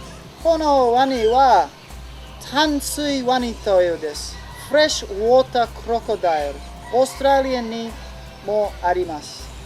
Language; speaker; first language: Japanese; non-native, learner; English